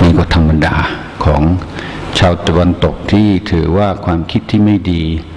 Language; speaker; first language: Thai; non-native, fluent; English